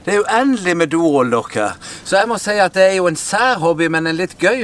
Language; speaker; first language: Norwegian; native; Norwegian